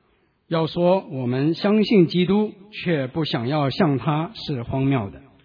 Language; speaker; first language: Chinese; native; Chinese